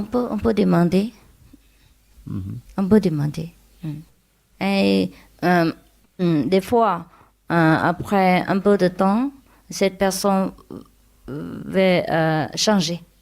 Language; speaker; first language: French; non-native, fluent; Vietnamese